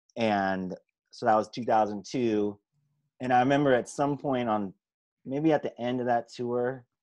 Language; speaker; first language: English; native; English